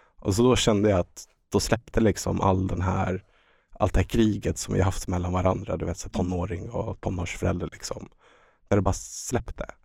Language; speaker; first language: Swedish; early bilingual, other home language; Estonian